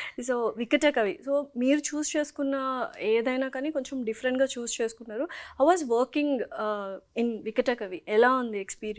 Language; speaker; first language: Telugu; native; Telugu